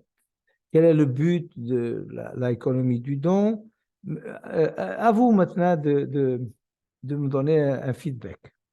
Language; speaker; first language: French; non-native, fluent; Portuguese